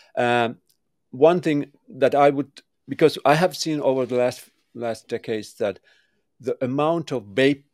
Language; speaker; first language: English; non-native, fluent; Finnish